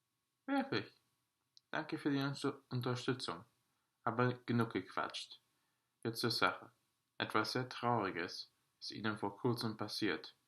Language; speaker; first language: German; non-native, learner; English